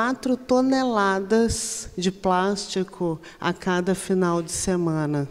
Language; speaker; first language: Spanish; non-native, fluent; Portuguese